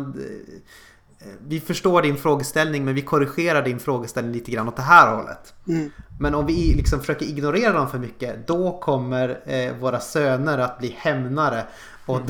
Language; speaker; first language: Swedish; native; Swedish